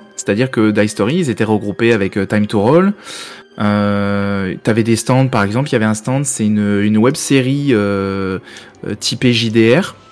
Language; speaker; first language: French; native; French